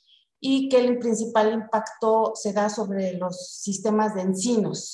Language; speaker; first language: Spanish; native; Spanish